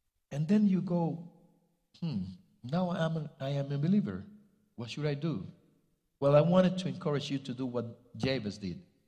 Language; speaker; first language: English; non-native, fluent; Spanish